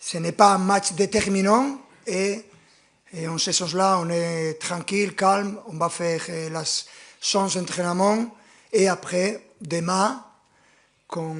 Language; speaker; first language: French; non-native, fluent; Spanish